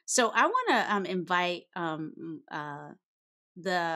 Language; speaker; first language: English; native; English